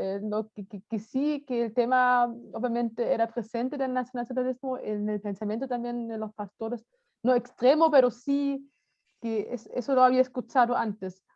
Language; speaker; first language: Spanish; non-native, fluent; German